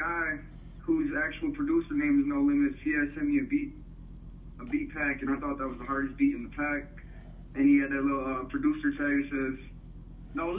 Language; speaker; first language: English; native; English